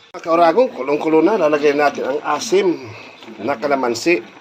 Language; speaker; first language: Filipino; non-native, local second language; Bikol